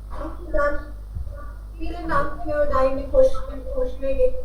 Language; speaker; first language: German; non-native, learner; Hindi